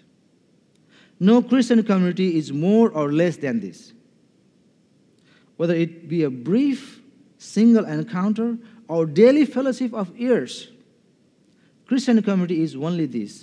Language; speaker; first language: English; non-native, fluent; Nepali